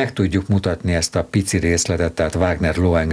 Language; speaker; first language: Hungarian; native; Hungarian